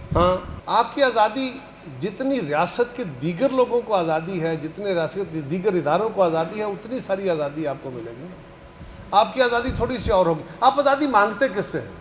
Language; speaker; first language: Urdu; non-native, local second language; Punjabi